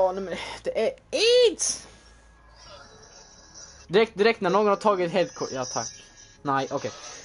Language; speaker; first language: Swedish; native; Swedish